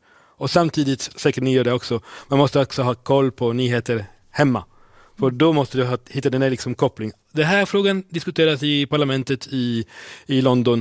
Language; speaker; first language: Swedish; non-native, fluent; Italian